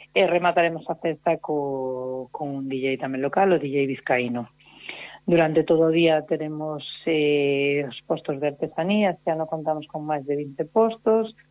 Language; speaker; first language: Galician; native; Galician